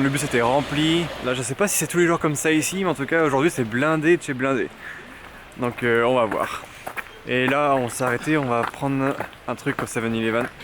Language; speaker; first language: French; native; French